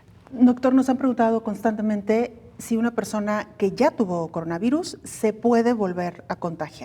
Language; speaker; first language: Spanish; native; Spanish